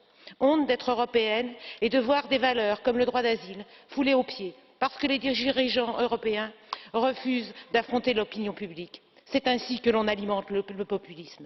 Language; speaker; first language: French; native; French